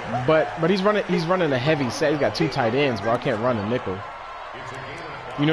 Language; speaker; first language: English; native; English